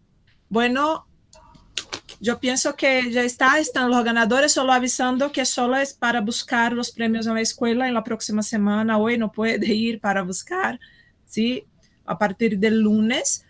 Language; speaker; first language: Spanish; non-native, fluent; Portuguese